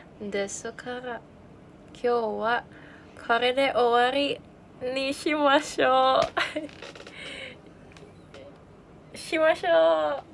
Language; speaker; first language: Japanese; non-native, learner; Indonesian